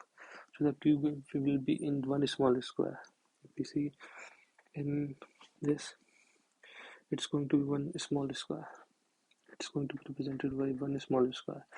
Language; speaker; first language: English; non-native, local second language; Hindi